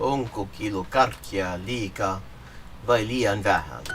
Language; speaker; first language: Finnish; non-native, learner; English